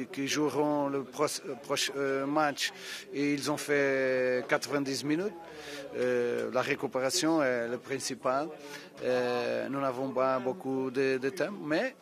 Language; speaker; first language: French; non-native, fluent; Portuguese